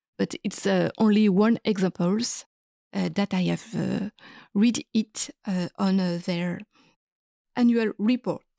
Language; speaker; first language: English; non-native, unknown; French